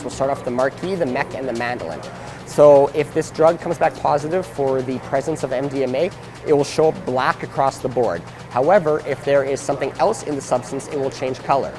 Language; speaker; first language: English; native; English